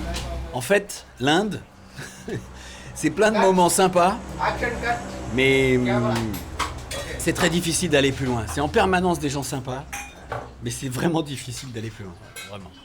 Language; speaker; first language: French; native; French